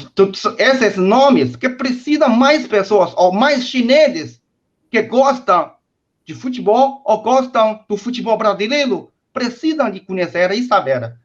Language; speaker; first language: Portuguese; non-native, fluent; Chinese